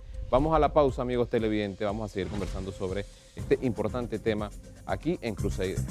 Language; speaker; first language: Spanish; native; Spanish